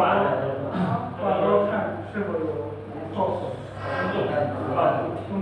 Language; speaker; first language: Chinese; native; Chinese